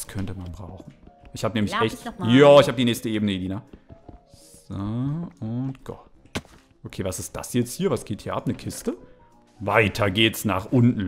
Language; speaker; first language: German; native; German